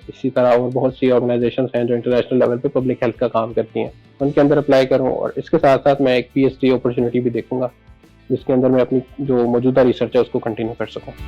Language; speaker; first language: Urdu; non-native, local second language; Punjabi